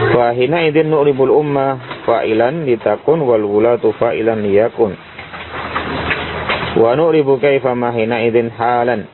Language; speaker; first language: Arabic; non-native, fluent; Indonesian